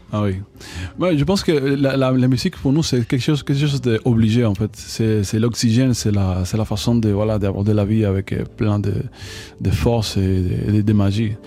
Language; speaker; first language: French; non-native, fluent; Spanish